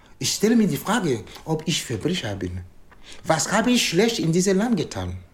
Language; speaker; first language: German; non-native, fluent; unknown